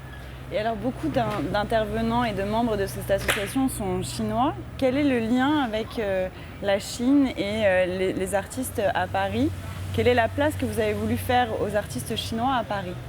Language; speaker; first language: French; native; French